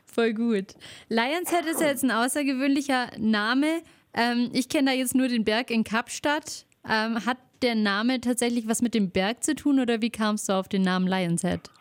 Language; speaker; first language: German; native; German